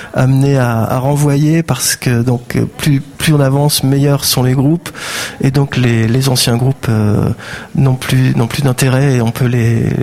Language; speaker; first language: French; native; French